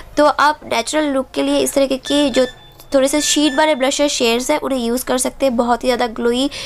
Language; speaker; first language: Hindi; non-native, local second language; Bangla